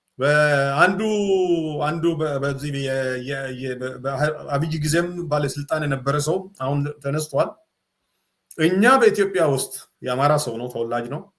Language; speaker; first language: Amharic; non-native, local second language; Sidamo